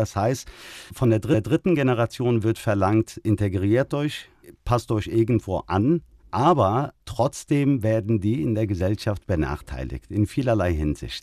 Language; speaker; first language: German; early bilingual, other home language; Turkish